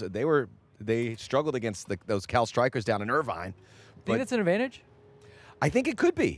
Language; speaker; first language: English; native; English